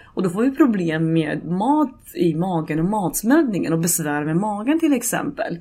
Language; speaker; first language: Swedish; early bilingual, other home language; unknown